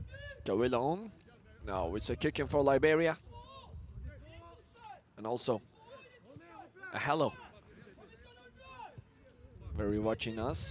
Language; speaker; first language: English; non-native, fluent; Turkish